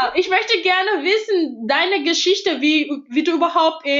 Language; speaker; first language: German; non-native, fluent; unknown